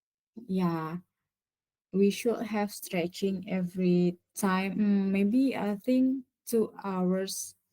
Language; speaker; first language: English; non-native, learner; Indonesian